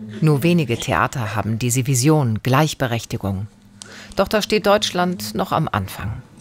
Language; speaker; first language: German; native; German